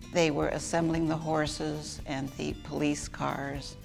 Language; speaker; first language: English; native; English